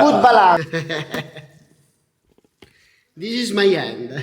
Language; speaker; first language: English; non-native, learner; Italian